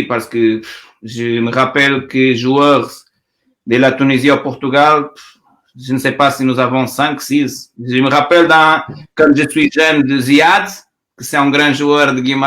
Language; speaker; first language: French; non-native, learner; Portuguese